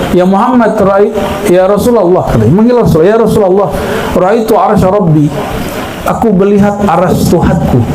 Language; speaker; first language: Indonesian; non-native, local second language; Minangkabau